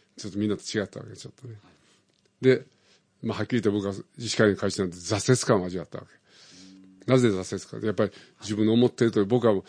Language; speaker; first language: Japanese; native; Japanese